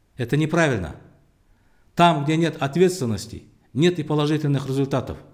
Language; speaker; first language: Russian; non-native, local second language; Kazakh